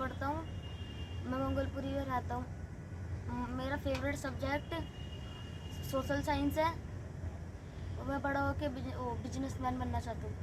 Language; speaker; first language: Hindi; native; Hindi